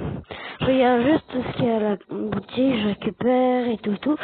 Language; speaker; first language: French; native; French